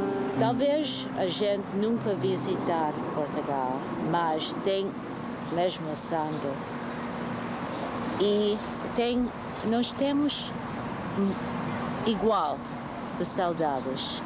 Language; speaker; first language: Portuguese; early bilingual, heritage; Portuguese